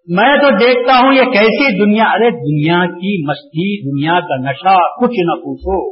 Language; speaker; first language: Urdu; native; Urdu